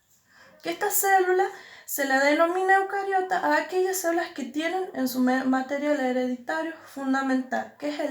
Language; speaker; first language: Spanish; native; Spanish